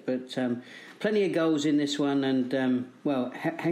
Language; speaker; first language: English; native; English